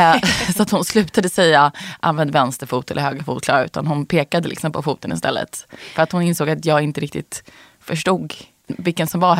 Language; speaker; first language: Swedish; native; Swedish